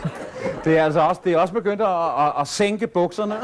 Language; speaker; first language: Danish; native; Danish